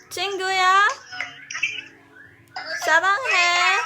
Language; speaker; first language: Korean; non-native, learner; Filipino